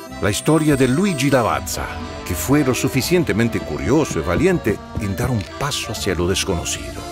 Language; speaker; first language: Spanish; native; Spanish